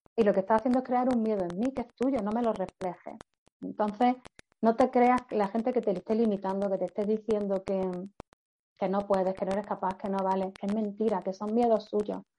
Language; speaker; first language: Spanish; native; Spanish